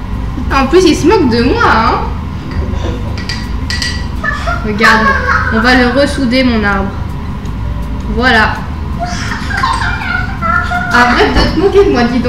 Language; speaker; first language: French; native; French